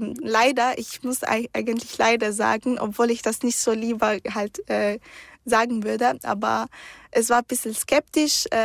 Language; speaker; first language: German; early bilingual, other home language; Arabic